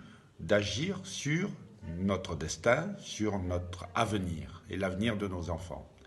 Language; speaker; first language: French; native; French